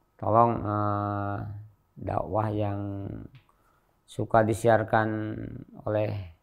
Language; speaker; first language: Indonesian; native; Indonesian